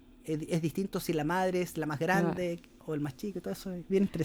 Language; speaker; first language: Spanish; native; Spanish